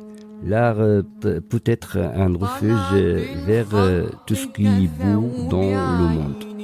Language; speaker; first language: French; non-native, local second language; Arabic